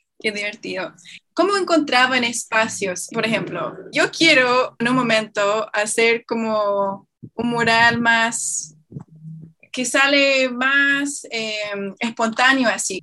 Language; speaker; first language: Spanish; non-native, fluent; English